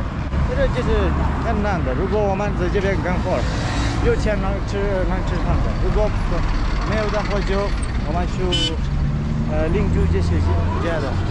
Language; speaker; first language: Chinese; non-native, learner; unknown